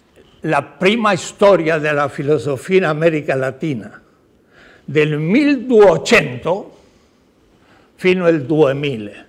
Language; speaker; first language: Italian; non-native, learner; Spanish